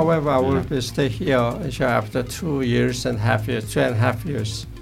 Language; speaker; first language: English; non-native, learner; Korean